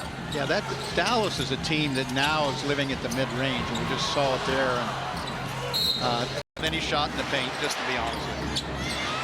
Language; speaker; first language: English; native; English